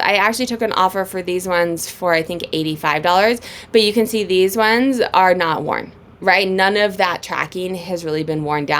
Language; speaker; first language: English; native; English